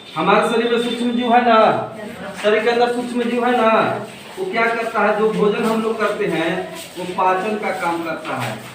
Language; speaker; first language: Hindi; native; Hindi